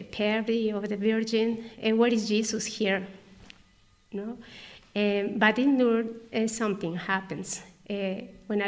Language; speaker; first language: English; non-native, learner; Spanish